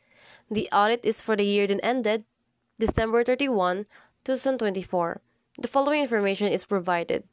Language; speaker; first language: English; non-native, local second language; Cebuano